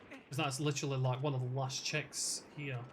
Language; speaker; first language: English; native; English